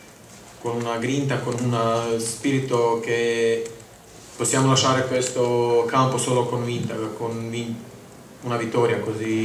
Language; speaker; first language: Italian; non-native, learner; Croatian